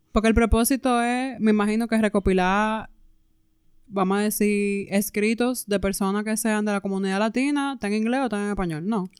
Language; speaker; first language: Spanish; native; Spanish